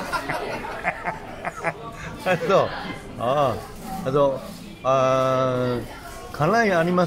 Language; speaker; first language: Japanese; non-native, learner; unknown